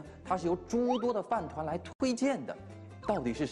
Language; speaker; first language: Chinese; native; Chinese